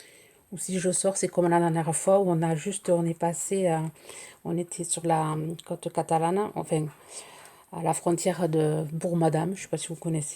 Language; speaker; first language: French; native; French